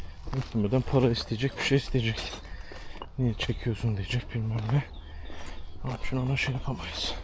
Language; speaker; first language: Turkish; native; Turkish